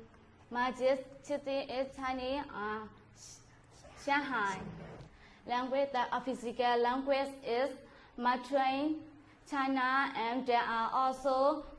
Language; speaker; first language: English; non-native, learner; Mon